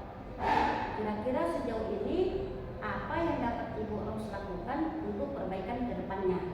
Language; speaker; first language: Indonesian; native; Indonesian